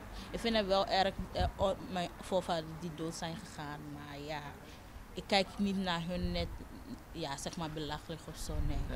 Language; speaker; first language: Dutch; non-native, fluent; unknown